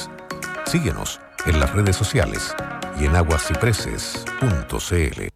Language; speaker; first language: Spanish; native; Spanish